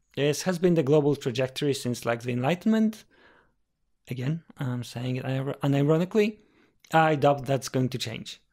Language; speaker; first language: English; non-native, fluent; Polish